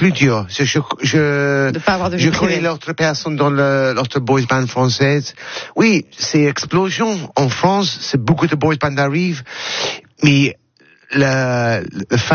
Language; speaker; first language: French; non-native, learner; English